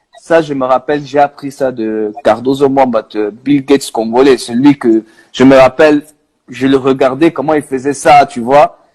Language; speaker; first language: French; non-native, local second language; Arabic